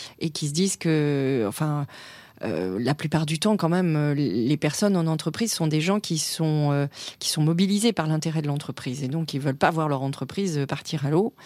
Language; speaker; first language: French; native; French